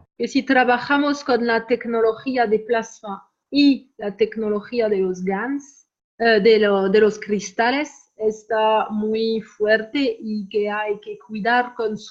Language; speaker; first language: Spanish; non-native, fluent; French